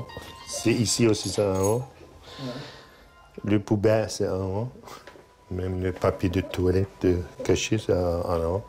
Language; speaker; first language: French; non-native, learner; Turkish